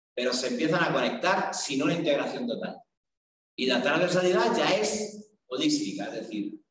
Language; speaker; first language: Spanish; native; Spanish